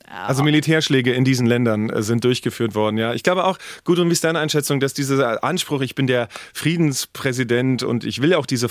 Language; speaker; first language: German; native; German